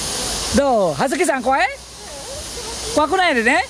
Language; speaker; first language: Japanese; non-native, fluent; Balinese